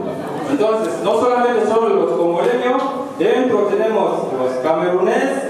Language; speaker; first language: Spanish; non-native, learner; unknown